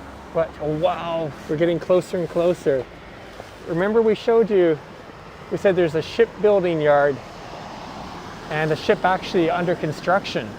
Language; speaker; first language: English; non-native, fluent; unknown